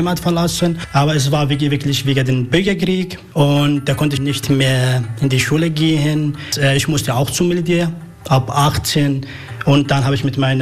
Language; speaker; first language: German; non-native, learner; Arabic